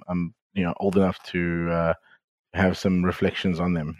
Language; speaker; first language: English; native; English